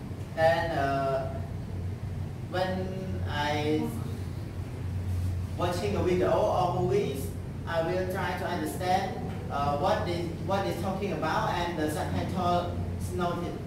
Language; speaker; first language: English; non-native, learner; Khmer